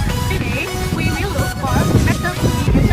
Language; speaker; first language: English; non-native, learner; Indonesian